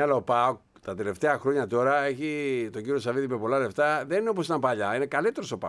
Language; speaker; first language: Greek; native; Greek